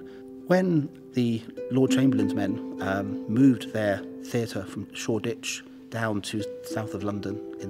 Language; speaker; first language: English; native; English